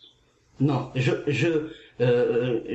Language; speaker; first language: French; non-native, learner; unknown